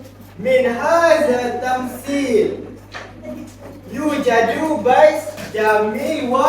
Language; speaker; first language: Arabic; non-native, learner; Malay